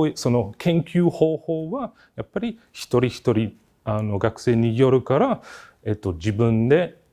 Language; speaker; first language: Japanese; non-native, fluent; English